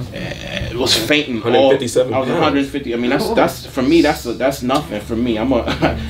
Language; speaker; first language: English; native; English